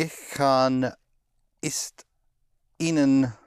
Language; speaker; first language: German; non-native, fluent; English